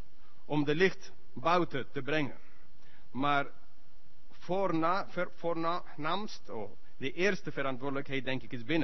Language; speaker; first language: Dutch; non-native, learner; English